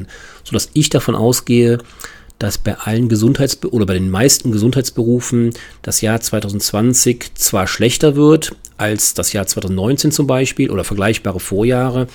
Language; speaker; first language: German; native; German